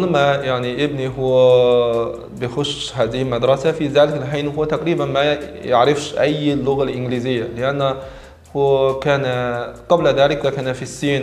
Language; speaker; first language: Arabic; non-native, fluent; Chinese